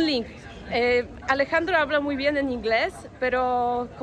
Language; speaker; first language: Spanish; non-native, fluent; Polish